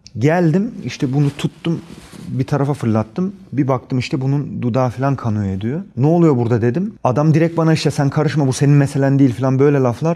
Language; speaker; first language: Turkish; early bilingual, heritage; Turkish